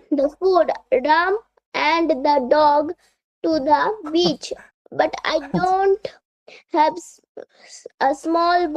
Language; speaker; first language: English; non-native, learner; Bangla